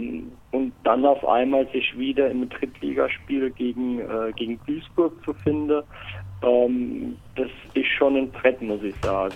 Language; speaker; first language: German; native; German